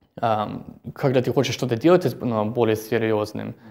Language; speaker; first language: Russian; non-native, fluent; English